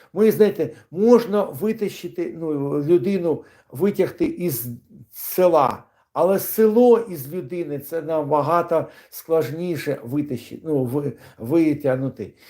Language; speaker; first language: Ukrainian; non-native, local second language; Russian